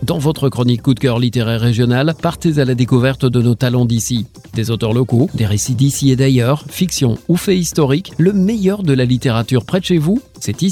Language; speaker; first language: French; native; French